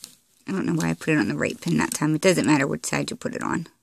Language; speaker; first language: English; native; English